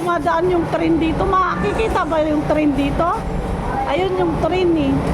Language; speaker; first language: Filipino; non-native, local second language; Cebuano